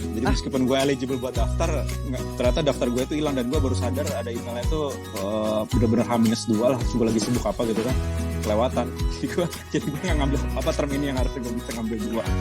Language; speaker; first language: Indonesian; native; Indonesian